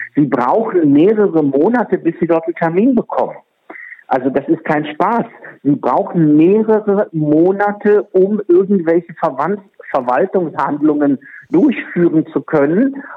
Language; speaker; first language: German; non-native, fluent; Czech